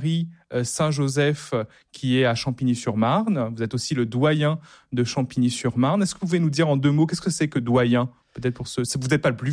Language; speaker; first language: French; native; French